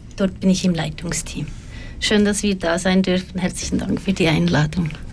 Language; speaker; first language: German; native; German